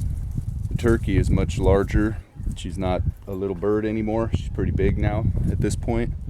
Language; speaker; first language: English; native; English